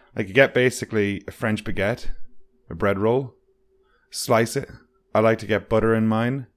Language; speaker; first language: English; native; English